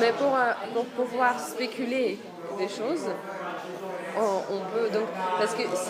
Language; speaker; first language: French; non-native, fluent; Russian